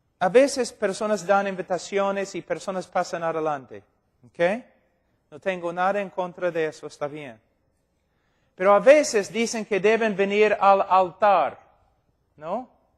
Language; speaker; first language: Spanish; non-native, fluent; English